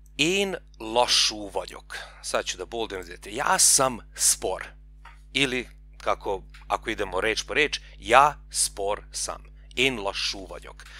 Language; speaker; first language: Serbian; non-native, local second language; Hungarian